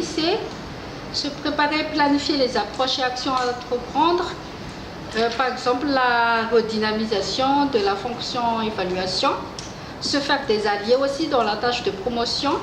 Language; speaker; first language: French; non-native, local second language; Malagasy